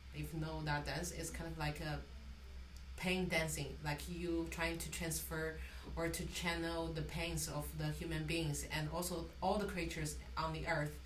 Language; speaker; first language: English; non-native, fluent; Chinese